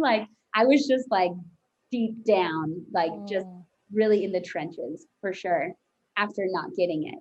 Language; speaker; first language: English; native; English